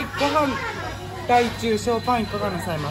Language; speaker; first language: Japanese; native; Japanese